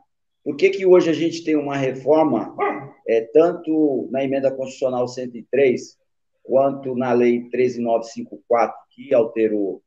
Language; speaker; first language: Portuguese; native; Portuguese